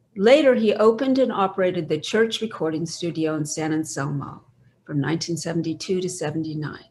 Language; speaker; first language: English; native; English